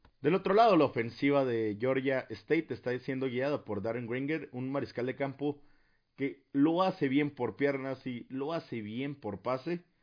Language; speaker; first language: Spanish; native; Spanish